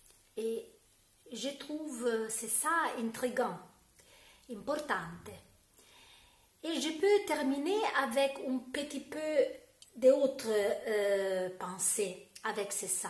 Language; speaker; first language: French; non-native, fluent; Italian